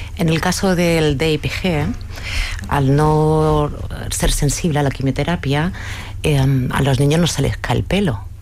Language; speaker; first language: Spanish; native; Spanish